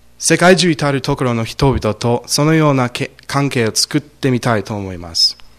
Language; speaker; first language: Japanese; non-native, fluent; English